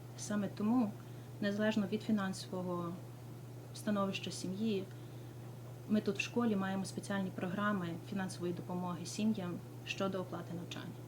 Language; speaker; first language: Ukrainian; native; Ukrainian